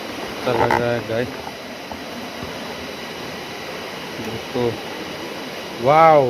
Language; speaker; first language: Hindi; non-native, local second language; Assamese